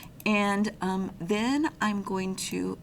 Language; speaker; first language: English; native; English